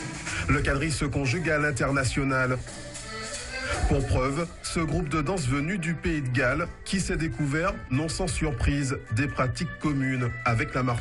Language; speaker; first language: French; native; French